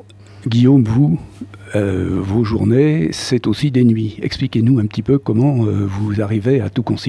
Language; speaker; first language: French; native; French